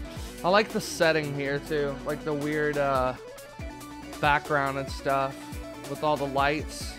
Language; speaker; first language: English; native; English